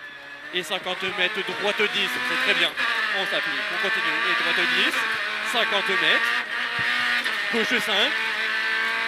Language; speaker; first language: French; native; French